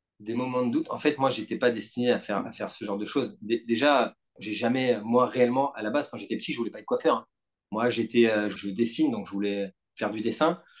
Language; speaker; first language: French; native; French